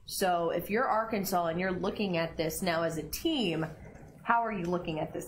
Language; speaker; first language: English; native; English